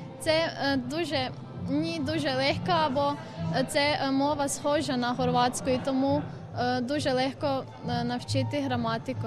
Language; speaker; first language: Ukrainian; non-native, learner; Croatian